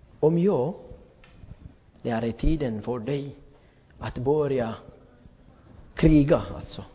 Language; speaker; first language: Swedish; non-native, fluent; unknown